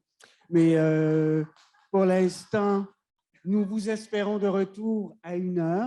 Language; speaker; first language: French; native; French